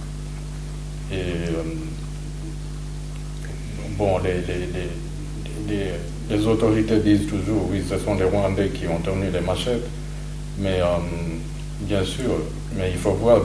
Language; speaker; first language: French; non-native, local second language; Kinyarwanda